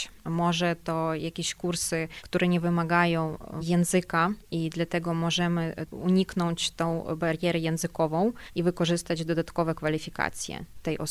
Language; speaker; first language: Polish; non-native, fluent; Ukrainian